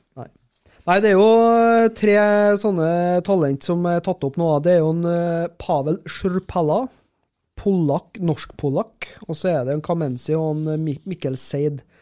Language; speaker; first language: Norwegian; native; Norwegian